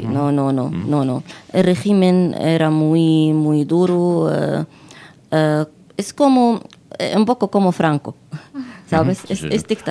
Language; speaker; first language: Spanish; non-native, fluent; Arabic